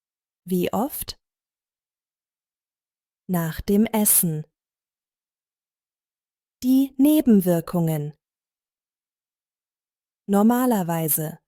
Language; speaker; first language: German; non-native, fluent; Croatian